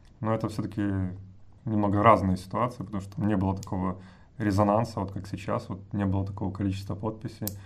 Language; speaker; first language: Russian; native; Russian